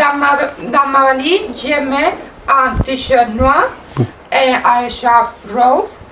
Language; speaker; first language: French; non-native, learner; Spanish